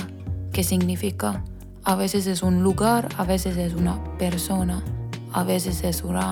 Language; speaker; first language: Spanish; non-native, fluent; Finnish